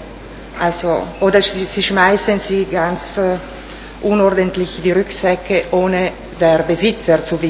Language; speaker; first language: German; non-native, fluent; Italian